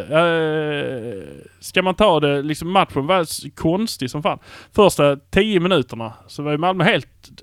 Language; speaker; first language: Swedish; native; Swedish